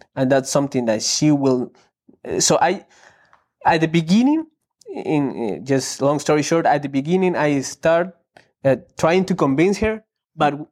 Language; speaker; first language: English; non-native, fluent; Spanish